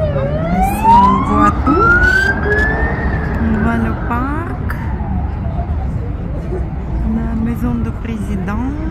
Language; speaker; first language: French; non-native, fluent; Russian